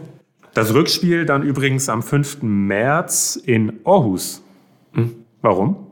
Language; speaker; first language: German; native; German